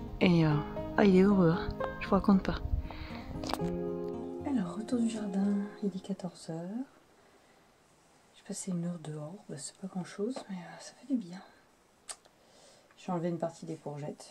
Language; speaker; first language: French; native; French